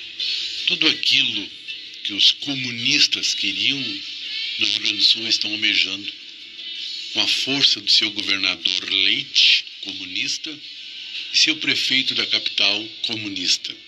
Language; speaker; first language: Portuguese; native; Portuguese